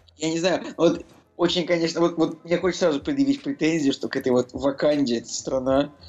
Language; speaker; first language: Russian; native; Russian